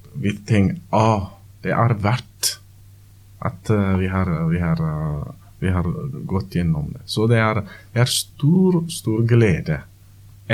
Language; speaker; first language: Norwegian; non-native, learner; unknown